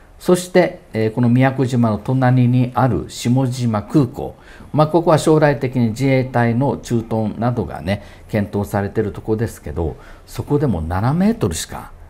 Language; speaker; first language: Japanese; native; Japanese